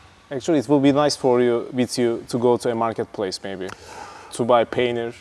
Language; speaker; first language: English; non-native, fluent; Turkish